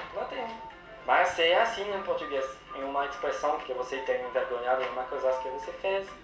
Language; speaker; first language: Portuguese; non-native, learner; French